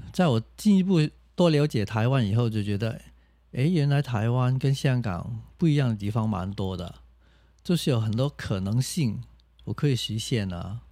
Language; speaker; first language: Chinese; non-native, local second language; Cantonese